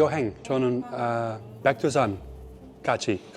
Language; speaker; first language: Korean; non-native, learner; Dutch